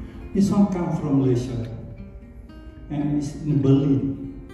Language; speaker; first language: English; non-native, local second language; Malay